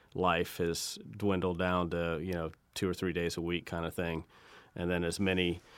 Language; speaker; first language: English; native; English